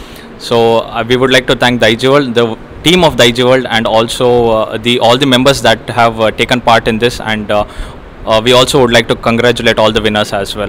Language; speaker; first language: English; non-native, local second language; Konkani